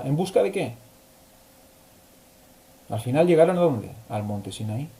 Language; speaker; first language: Spanish; native; Spanish